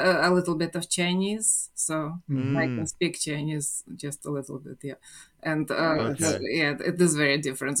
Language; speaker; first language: English; non-native, fluent; Russian